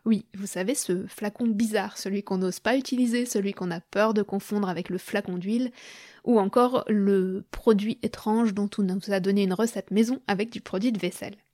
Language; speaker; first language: French; native; French